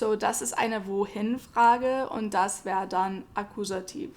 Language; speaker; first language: German; non-native, fluent; English